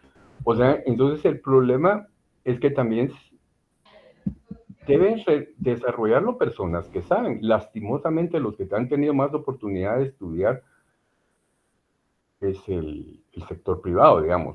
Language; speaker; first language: Spanish; native; Spanish